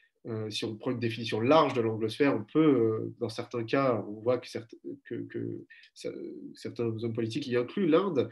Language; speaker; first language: French; native; French